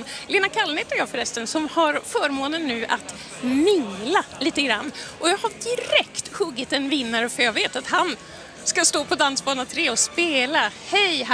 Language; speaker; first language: Swedish; native; Swedish